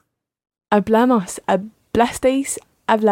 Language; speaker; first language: Spanish; non-native, learner; English